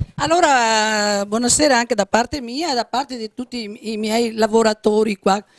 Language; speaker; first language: Italian; native; Italian